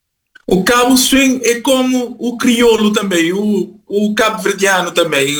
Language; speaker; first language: Portuguese; non-native, fluent; Kabuverdianu